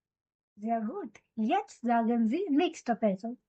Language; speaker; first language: German; non-native, learner; Hindi